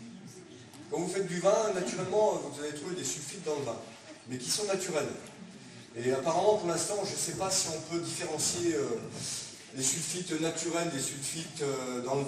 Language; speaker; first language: French; native; French